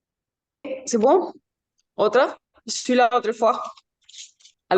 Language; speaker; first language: French; non-native, fluent; Spanish